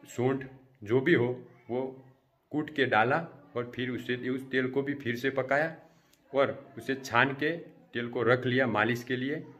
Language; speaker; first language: Hindi; non-native, local second language; Gujarati